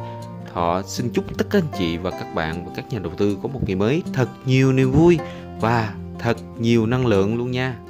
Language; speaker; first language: Vietnamese; native; Vietnamese